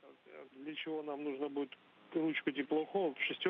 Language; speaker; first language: Russian; native; Russian